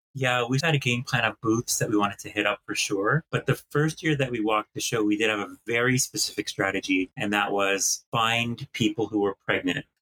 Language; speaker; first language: English; native; English